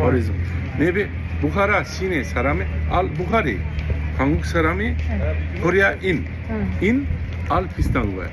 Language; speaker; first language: Korean; non-native, learner; Uzbek